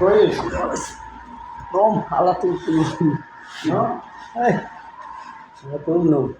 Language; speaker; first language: Arabic; non-native, learner; Bangla